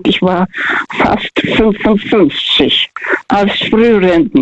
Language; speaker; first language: German; early bilingual, other home language; Russian